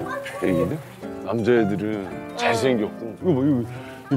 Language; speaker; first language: Korean; native; Korean